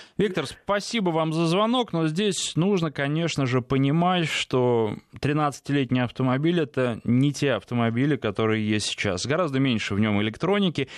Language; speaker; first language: Russian; native; Russian